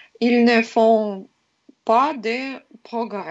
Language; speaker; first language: French; non-native, learner; Russian